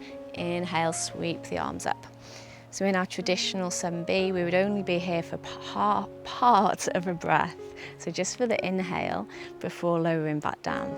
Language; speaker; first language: English; native; English